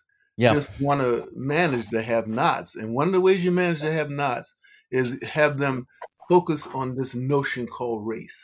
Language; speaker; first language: English; native; English